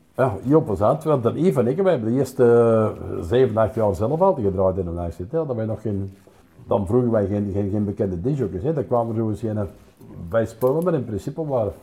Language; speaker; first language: Dutch; native; Dutch